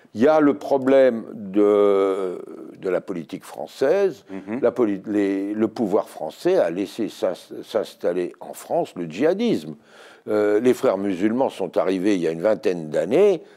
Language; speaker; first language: French; native; French